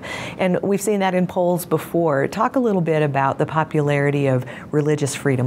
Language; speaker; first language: English; native; English